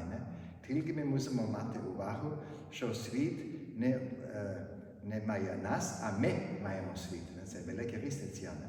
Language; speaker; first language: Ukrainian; non-native, fluent; German